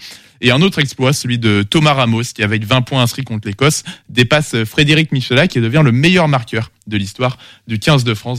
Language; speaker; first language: French; native; French